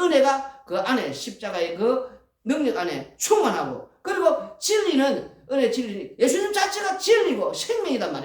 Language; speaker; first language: Korean; native; Korean